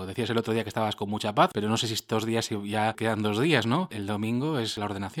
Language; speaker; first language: Spanish; native; Spanish